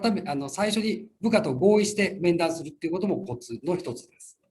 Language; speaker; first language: Japanese; native; Japanese